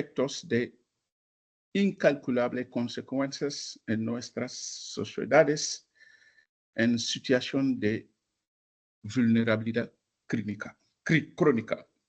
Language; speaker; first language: Spanish; non-native, fluent; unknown